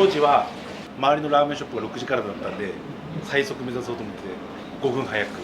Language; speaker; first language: Japanese; native; Japanese